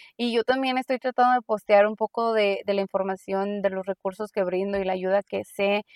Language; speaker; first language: Spanish; early bilingual, heritage; Spanish